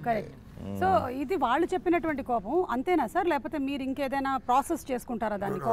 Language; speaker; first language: Telugu; native; Telugu